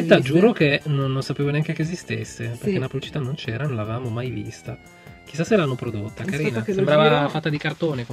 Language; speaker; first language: Italian; native; Italian